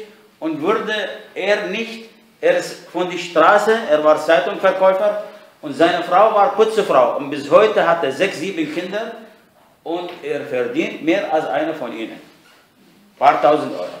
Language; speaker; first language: German; non-native, fluent; Arabic